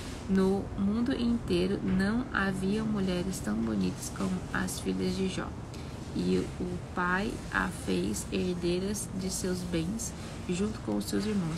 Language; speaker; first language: Portuguese; native; Portuguese